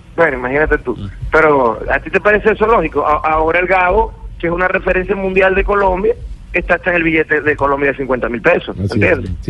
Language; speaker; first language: Spanish; native; Spanish